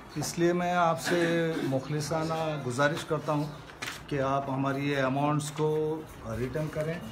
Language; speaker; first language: Hindi; non-native, local second language; Urdu